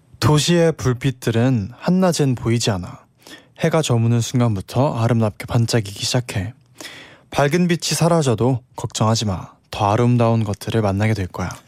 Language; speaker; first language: Korean; native; Korean